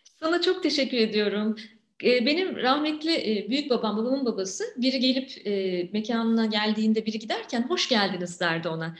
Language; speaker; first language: Turkish; native; Turkish